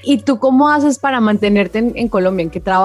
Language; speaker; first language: Spanish; native; Spanish